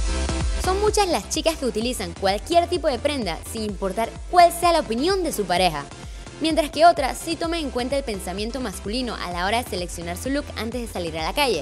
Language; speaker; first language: Spanish; native; Spanish